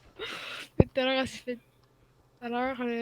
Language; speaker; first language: French; native; French